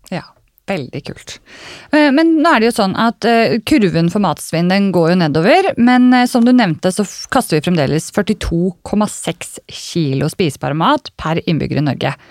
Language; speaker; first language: Norwegian; native; Norwegian